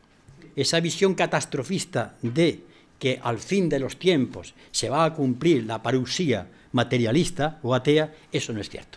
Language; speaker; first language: Spanish; native; Spanish